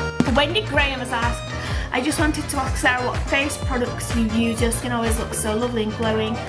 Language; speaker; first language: English; native; English